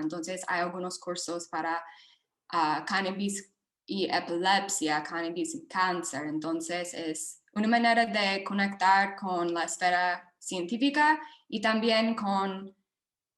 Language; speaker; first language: Spanish; non-native, fluent; English